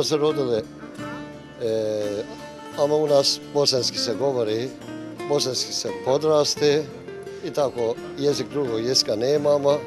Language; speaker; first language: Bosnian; early bilingual, heritage; Bosnian